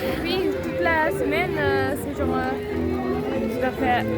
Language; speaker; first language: French; non-native, fluent; English